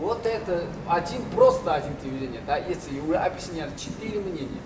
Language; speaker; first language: Russian; non-native, learner; Chinese